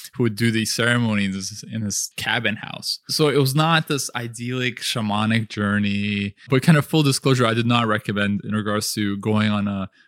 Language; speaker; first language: English; early bilingual, other home language; Russian